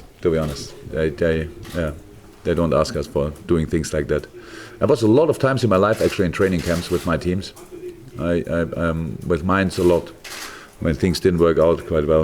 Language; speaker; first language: English; non-native, fluent; German